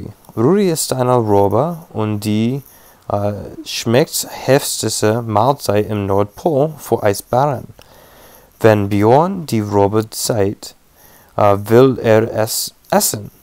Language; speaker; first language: German; non-native, learner; English